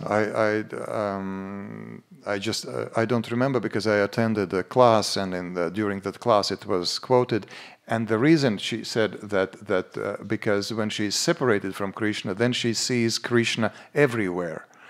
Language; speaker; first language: English; non-native, fluent; Latvian